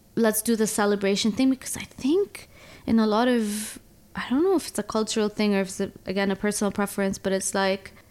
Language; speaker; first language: English; early bilingual, other home language; Arabic